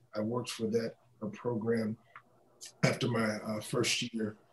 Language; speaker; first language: English; native; English